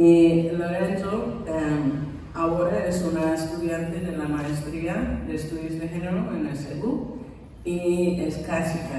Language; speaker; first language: Spanish; non-native, fluent; English